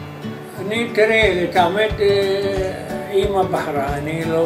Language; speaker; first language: Hebrew; non-native, fluent; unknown